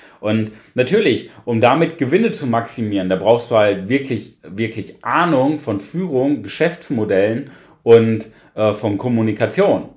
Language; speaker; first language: German; native; German